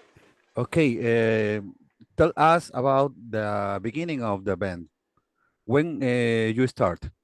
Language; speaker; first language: English; non-native, learner; Spanish